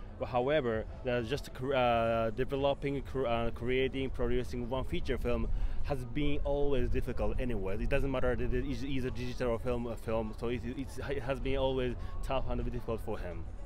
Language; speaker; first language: English; non-native, fluent; Japanese